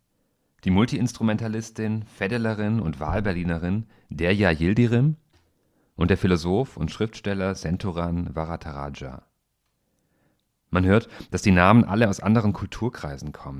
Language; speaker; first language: German; native; German